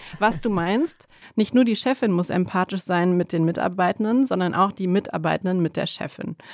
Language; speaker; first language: German; native; German